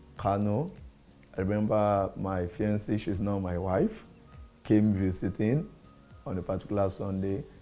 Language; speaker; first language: English; non-native, local second language; Yoruba